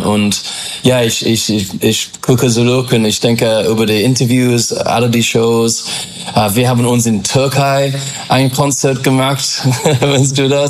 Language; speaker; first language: German; non-native, fluent; English